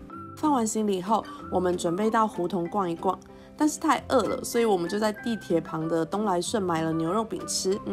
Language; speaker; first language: Chinese; native; Chinese